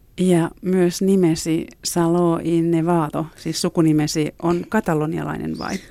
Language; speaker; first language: Finnish; native; Finnish